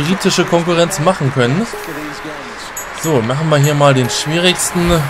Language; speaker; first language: German; native; German